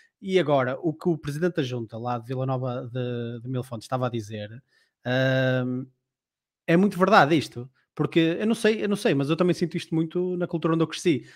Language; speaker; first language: Portuguese; native; Portuguese